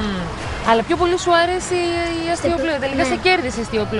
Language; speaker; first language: Greek; native; Greek